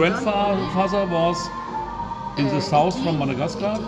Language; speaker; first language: English; non-native, learner; German